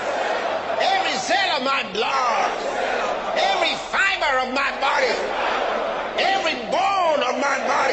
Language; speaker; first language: English; non-native, local second language; Yoruba